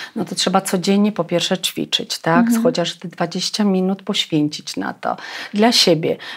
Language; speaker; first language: Polish; non-native, fluent; Russian